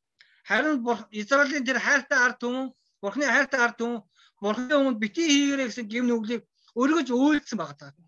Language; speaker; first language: Mongolian; non-native, fluent; Korean